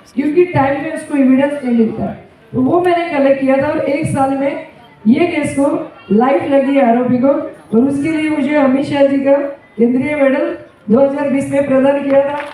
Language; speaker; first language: Hindi; non-native, local second language; Marathi